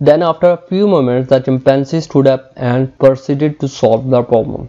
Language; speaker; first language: English; non-native, local second language; Urdu